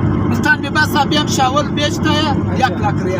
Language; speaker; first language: Hindi; non-native, learner; Pashto